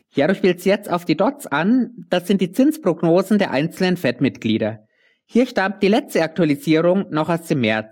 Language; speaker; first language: German; native; German